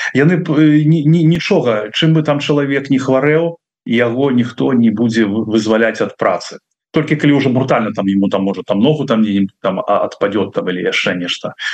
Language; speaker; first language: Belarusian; non-native, local second language; Russian